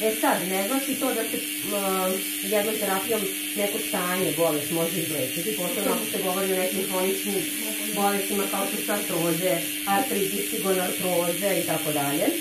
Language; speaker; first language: Serbian; native; Serbian